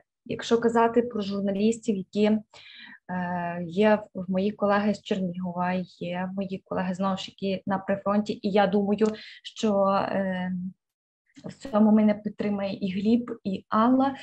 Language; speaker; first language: Ukrainian; native; Ukrainian